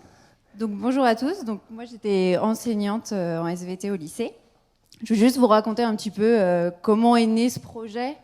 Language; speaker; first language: French; native; French